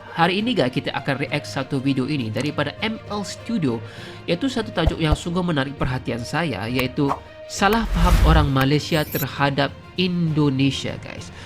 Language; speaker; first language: Malay; native; Malay